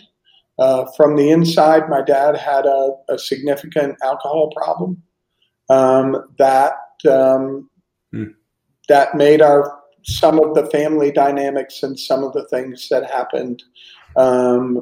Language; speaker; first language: English; native; English